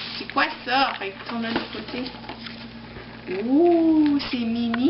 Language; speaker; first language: French; native; French